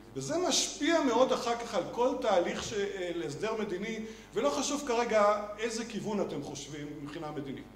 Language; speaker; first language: Hebrew; native; Hebrew